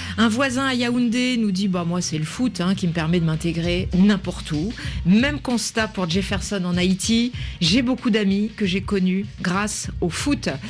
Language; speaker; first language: French; native; French